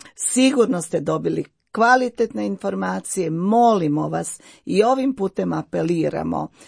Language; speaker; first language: Croatian; native; Croatian